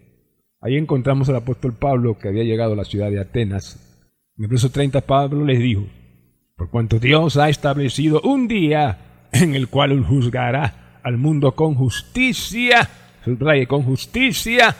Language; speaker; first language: Spanish; native; Spanish